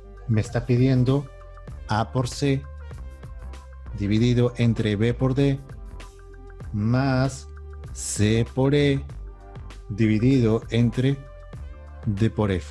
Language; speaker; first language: Spanish; native; Spanish